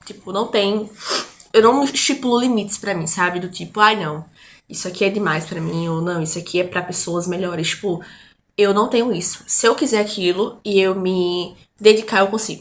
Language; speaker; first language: Portuguese; native; Portuguese